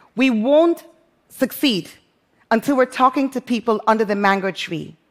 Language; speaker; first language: English; non-native, local second language; Krio